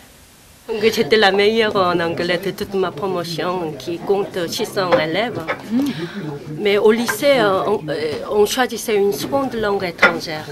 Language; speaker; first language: French; non-native, fluent; Korean